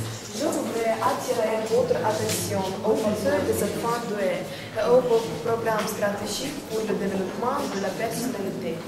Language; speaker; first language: French; non-native, fluent; Russian